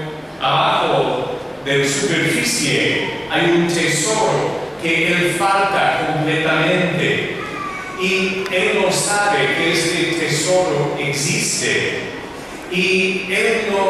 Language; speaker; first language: Spanish; non-native, learner; English